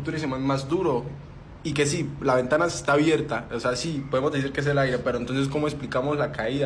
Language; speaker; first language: Spanish; native; Spanish